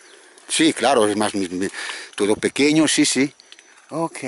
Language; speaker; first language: Spanish; non-native, learner; French